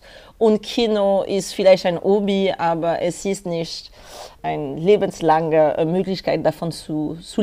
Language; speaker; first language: German; non-native, fluent; French